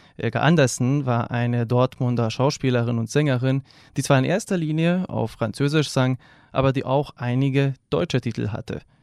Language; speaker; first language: German; non-native, fluent; Serbian